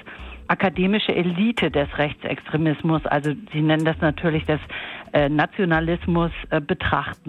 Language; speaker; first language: German; native; German